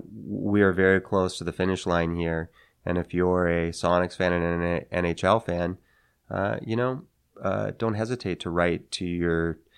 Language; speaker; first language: English; native; English